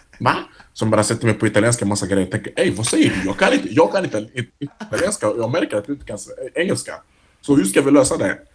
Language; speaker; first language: Swedish; early bilingual, other home language; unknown